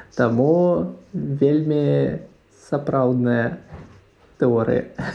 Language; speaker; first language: Belarusian; non-native, local second language; Russian